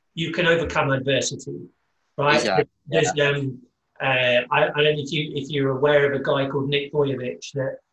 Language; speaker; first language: English; native; English